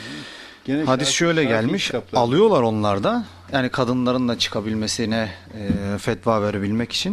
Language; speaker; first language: Turkish; native; Turkish